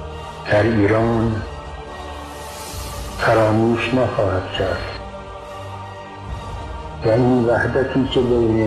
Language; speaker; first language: Persian; native; Persian